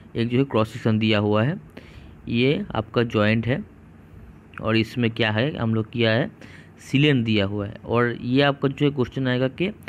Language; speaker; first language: Hindi; non-native, local second language; Bangla